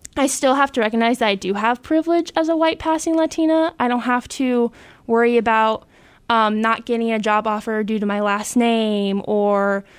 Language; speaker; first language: English; native; English